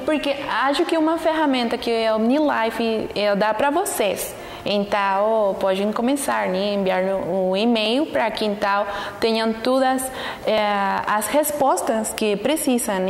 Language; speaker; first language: Portuguese; non-native, learner; Spanish